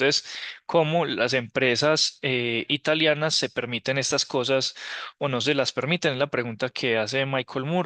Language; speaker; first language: Spanish; native; Spanish